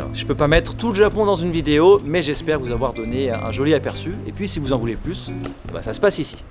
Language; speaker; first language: French; native; French